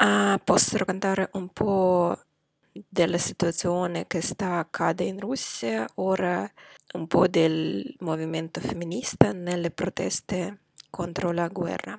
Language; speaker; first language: Italian; non-native, fluent; Russian